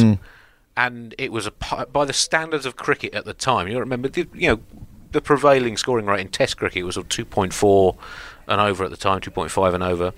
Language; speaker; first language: English; native; English